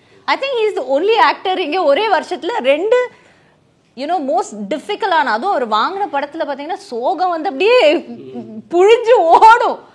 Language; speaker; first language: Tamil; native; Tamil